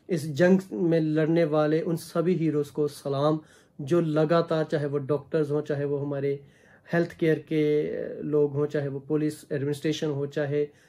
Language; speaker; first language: Hindi; non-native, local second language; Punjabi